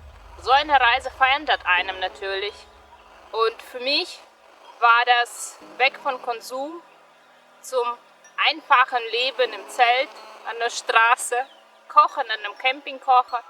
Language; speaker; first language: German; non-native, fluent; Russian